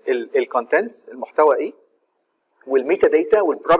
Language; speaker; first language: Arabic; native; Arabic